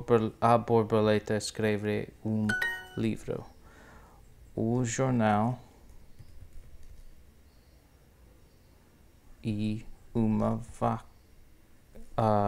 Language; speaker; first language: Portuguese; non-native, learner; English